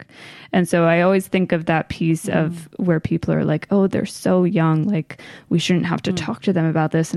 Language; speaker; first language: English; native; English